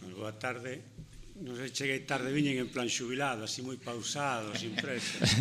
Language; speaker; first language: Galician; non-native, local second language; Spanish